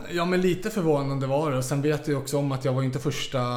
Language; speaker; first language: Swedish; native; Swedish